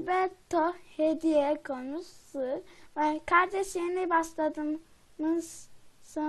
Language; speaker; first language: Turkish; native; Turkish